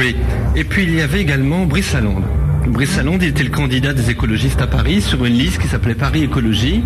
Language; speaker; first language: French; native; French